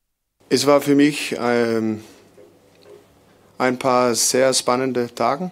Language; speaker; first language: German; non-native, fluent; Danish